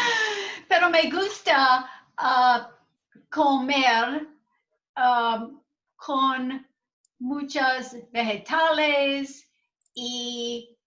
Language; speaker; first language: Spanish; non-native, learner; English